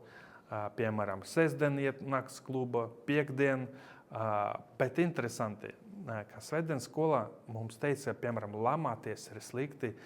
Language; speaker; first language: Latvian; non-native, local second language; Russian